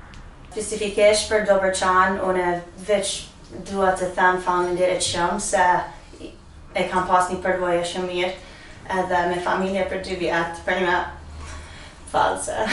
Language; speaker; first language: Albanian; non-native, learner; English